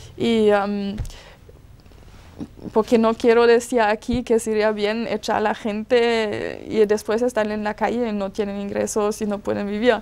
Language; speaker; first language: Spanish; non-native, fluent; German